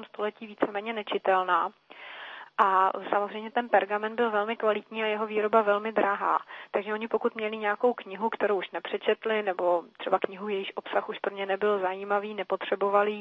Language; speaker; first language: Czech; native; Czech